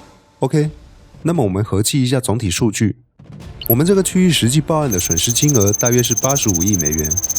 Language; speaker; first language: Chinese; native; Chinese